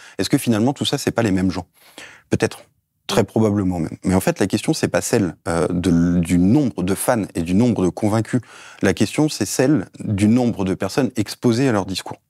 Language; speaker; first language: French; native; French